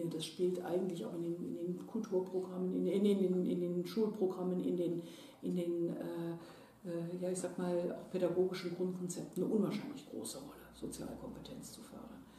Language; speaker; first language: German; native; German